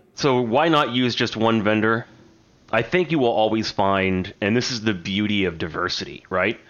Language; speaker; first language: English; native; English